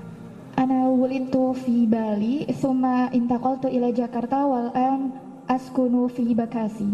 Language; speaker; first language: Arabic; non-native, fluent; Indonesian